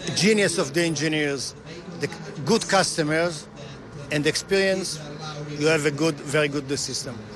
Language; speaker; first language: English; non-native, fluent; Hebrew